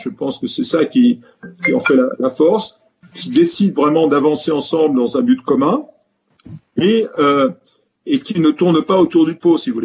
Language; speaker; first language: French; native; French